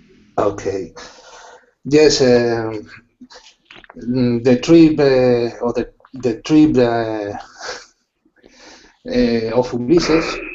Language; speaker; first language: English; non-native, learner; Spanish